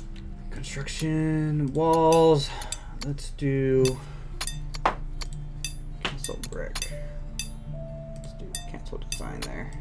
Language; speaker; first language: English; native; English